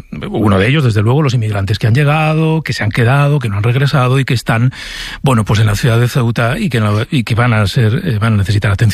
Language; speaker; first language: Spanish; native; Spanish